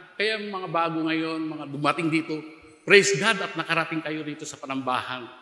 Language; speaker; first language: Filipino; non-native, local second language; Iloko